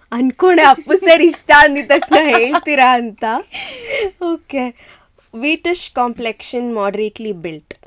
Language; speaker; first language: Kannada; native; Kannada